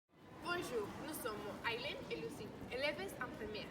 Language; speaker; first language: French; non-native, learner; Spanish